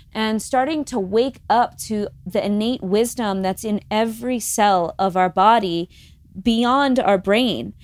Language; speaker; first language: English; native; English